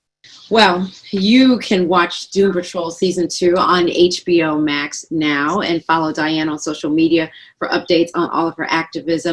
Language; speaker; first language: English; native; English